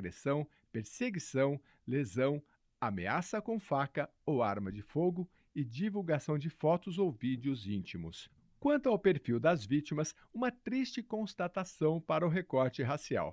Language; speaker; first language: Portuguese; native; Portuguese